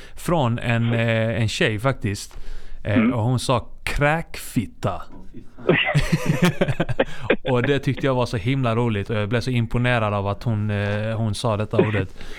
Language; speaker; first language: Swedish; non-native, fluent; Icelandic